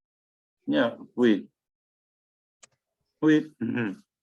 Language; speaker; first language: French; non-native, learner; Portuguese